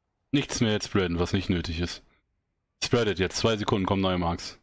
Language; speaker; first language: German; native; German